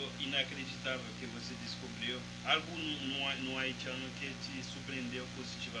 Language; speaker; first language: Portuguese; non-native, fluent; Haitian Creole